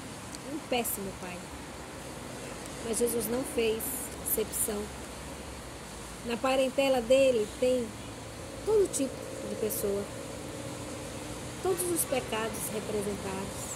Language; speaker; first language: Portuguese; native; Portuguese